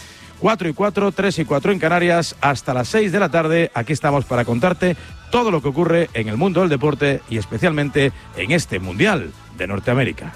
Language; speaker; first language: Spanish; native; Spanish